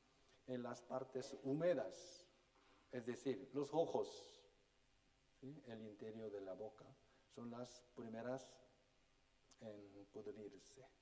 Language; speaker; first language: Spanish; non-native, fluent; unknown